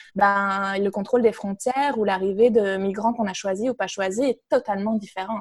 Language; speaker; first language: French; native; French